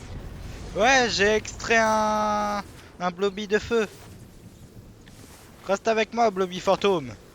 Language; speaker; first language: French; native; French